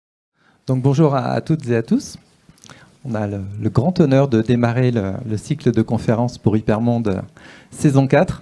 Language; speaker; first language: French; native; French